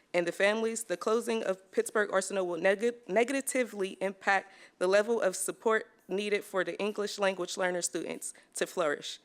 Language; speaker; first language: English; native; English